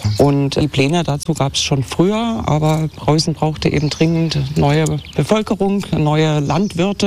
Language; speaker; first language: German; native; German